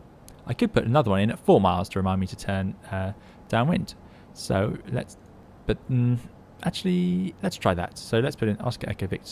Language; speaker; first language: English; native; English